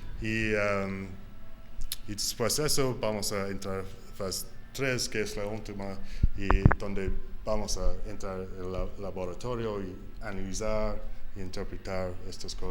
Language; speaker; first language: Spanish; non-native, learner; English